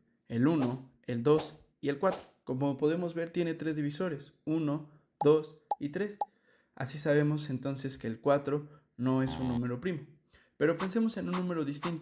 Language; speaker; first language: Spanish; native; Spanish